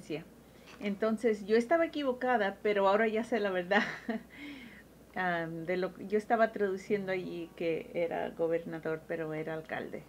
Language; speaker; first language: Spanish; early bilingual, heritage; Spanish